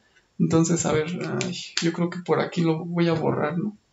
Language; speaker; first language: Spanish; native; Spanish